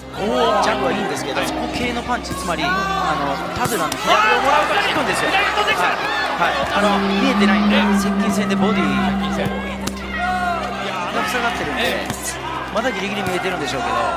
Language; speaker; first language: Japanese; native; Japanese